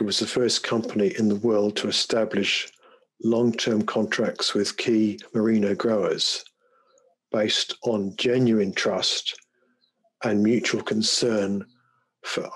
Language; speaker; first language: English; native; English